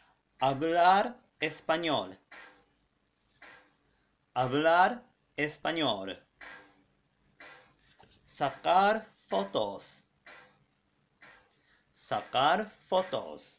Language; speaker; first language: Spanish; non-native, fluent; Japanese